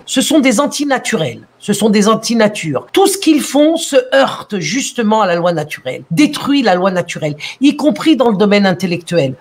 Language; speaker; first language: French; early bilingual, other home language; Arabic